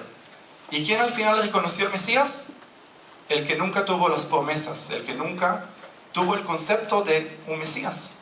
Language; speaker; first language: Spanish; non-native, fluent; Hebrew